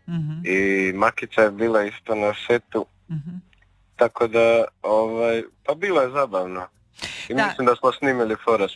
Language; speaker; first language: Serbian; native; Serbian